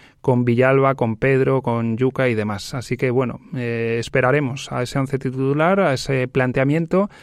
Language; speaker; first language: Spanish; native; Spanish